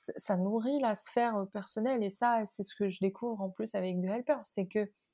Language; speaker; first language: French; non-native, local second language; Arabic